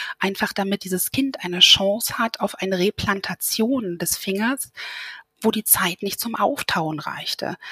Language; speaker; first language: German; native; German